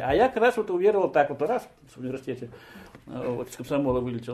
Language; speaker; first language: Russian; native; Russian